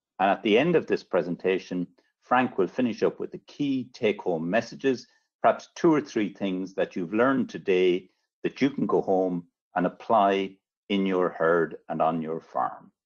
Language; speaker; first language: English; native; English